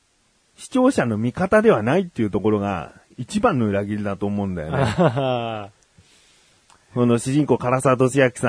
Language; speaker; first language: Japanese; native; Japanese